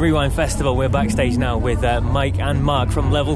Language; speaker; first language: English; native; English